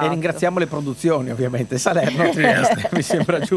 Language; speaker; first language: Italian; native; Italian